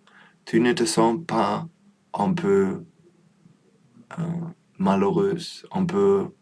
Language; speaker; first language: French; non-native, learner; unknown